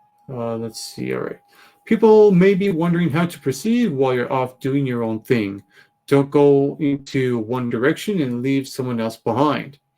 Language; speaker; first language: English; native; English